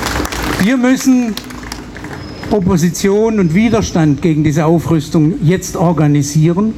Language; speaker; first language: German; native; German